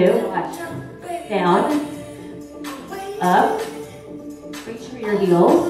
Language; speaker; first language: English; native; English